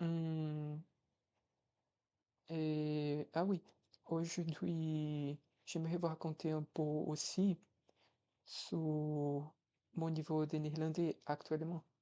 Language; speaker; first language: French; non-native, fluent; Portuguese